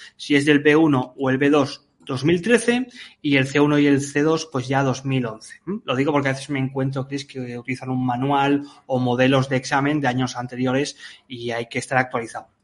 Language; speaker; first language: Spanish; native; Spanish